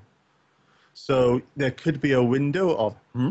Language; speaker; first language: English; native; English